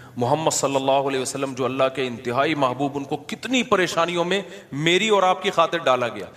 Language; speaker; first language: Urdu; native; Urdu